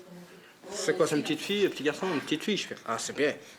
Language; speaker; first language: French; native; French